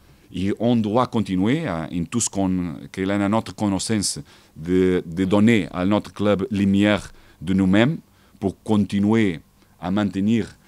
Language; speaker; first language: French; non-native, learner; Portuguese